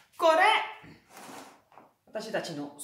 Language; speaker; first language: Japanese; non-native, learner; Italian